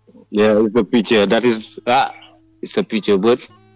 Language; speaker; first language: English; non-native, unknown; Wolof